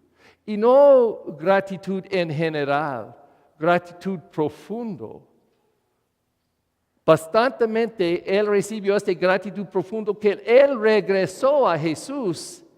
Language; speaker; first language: Spanish; non-native, learner; English